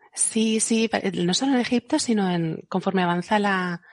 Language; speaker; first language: Spanish; native; Spanish